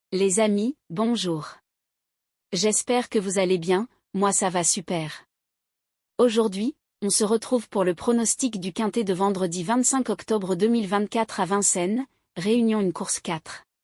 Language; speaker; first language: French; native; French